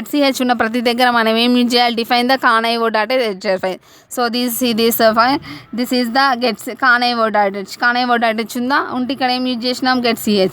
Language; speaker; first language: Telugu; native; Telugu